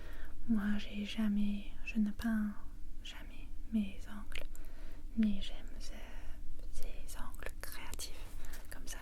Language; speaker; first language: French; non-native, fluent; English